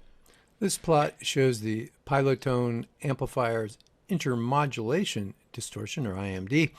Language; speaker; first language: English; native; English